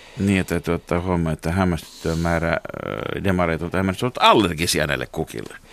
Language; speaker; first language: Finnish; native; Finnish